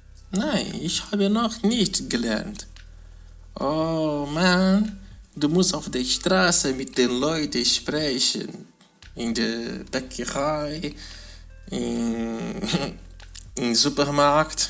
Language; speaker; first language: German; non-native, learner; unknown